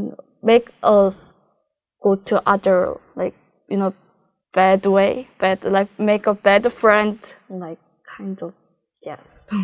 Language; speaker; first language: English; non-native, learner; Korean